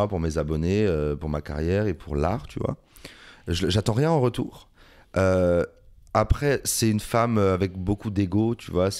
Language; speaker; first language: French; native; French